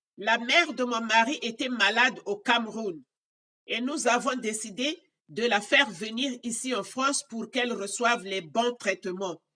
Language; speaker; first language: French; non-native, local second language; Lingala